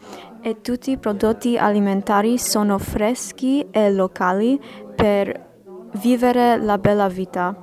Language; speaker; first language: Italian; non-native, learner; English